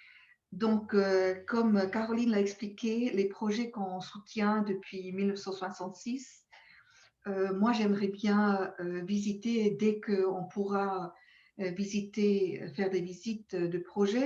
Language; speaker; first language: French; non-native, local second language; German